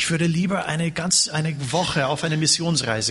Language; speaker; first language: German; non-native, fluent; English